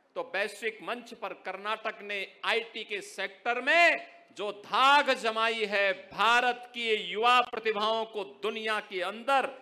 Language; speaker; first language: Hindi; native; Hindi